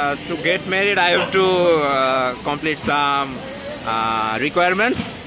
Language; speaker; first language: English; non-native, learner; Bangla